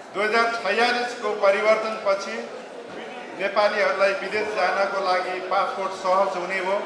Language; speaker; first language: Nepali; native; Nepali